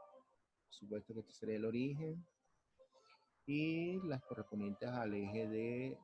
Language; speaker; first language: Spanish; native; Spanish